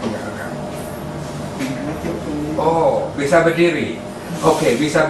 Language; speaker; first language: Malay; non-native, local second language; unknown